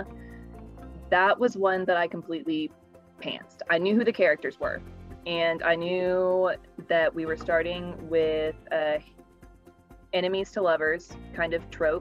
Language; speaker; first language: English; native; English